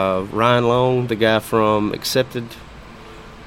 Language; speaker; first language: English; native; English